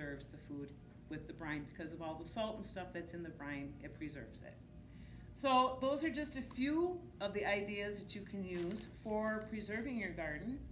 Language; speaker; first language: English; native; English